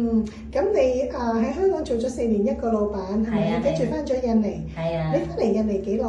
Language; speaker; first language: Cantonese; native; Cantonese